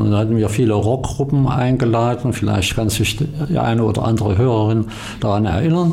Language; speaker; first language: German; native; German